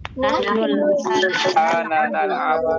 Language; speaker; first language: Arabic; non-native, learner; Indonesian